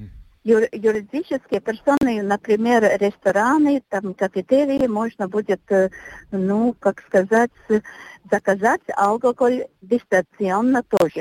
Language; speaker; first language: Russian; non-native, local second language; Latvian